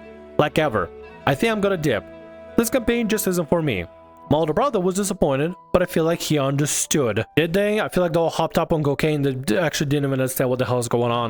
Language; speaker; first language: English; native; English